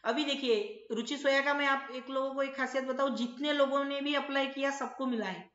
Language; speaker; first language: Hindi; non-native, local second language; Marathi